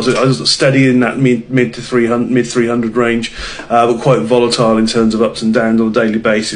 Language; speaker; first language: English; native; English